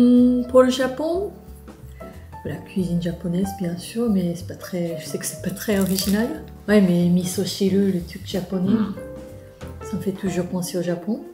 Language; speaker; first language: French; non-native, learner; Japanese